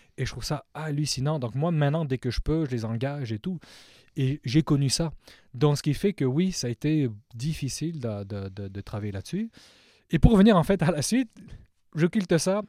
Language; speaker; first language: French; native; French